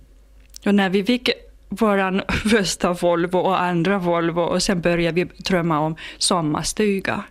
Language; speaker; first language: Swedish; non-native, fluent; Finnish